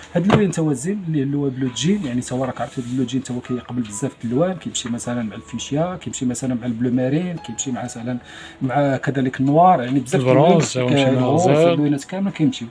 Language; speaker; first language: Arabic; native; Arabic